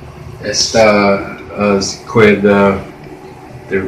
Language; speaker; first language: Spanish; non-native, learner; English